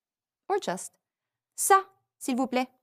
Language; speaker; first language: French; non-native, fluent; English